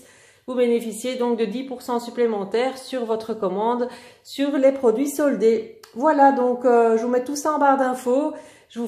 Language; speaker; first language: French; native; French